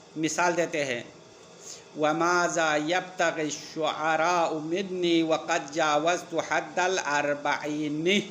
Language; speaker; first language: Urdu; non-native, local second language; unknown